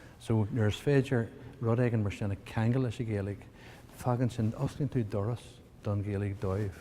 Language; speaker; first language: Irish; native; Irish